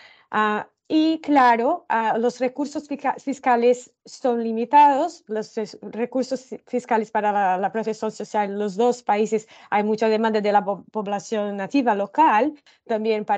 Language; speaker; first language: Spanish; non-native, fluent; Portuguese